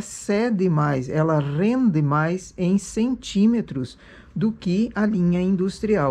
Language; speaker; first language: Portuguese; native; Portuguese